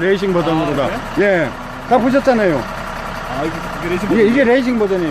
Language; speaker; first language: Korean; native; Korean